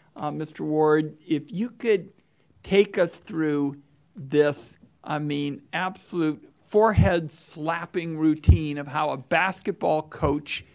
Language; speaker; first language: English; native; English